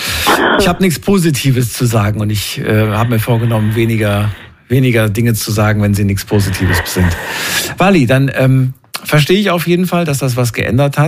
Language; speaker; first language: German; native; German